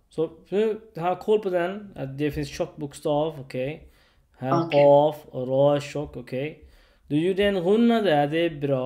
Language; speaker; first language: Swedish; non-native, learner; Urdu